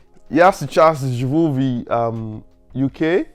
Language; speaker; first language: Russian; non-native, learner; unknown